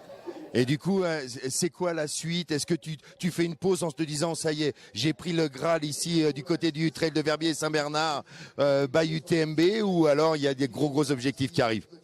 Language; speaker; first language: French; native; French